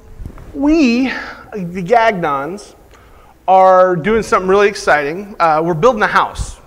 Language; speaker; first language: English; native; English